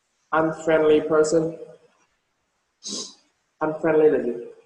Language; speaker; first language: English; non-native, fluent; Vietnamese